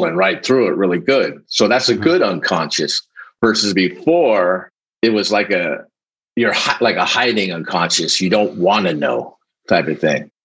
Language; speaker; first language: English; early bilingual, other home language; Polish